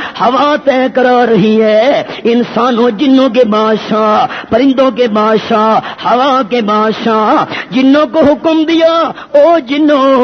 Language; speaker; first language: Urdu; non-native, local second language; Pashto